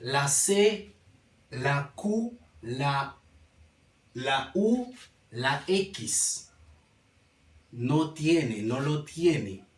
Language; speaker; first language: Spanish; non-native, learner; Haitian Creole